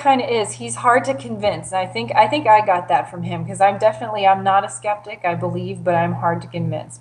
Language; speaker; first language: English; native; English